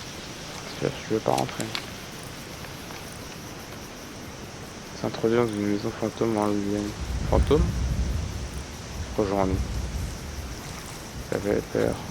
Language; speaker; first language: French; native; French